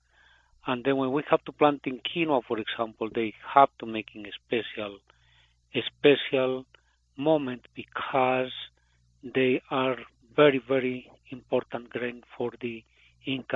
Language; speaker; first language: English; non-native, fluent; Spanish